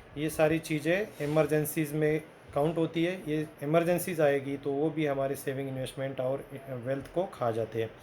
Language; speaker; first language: Hindi; non-native, local second language; Marathi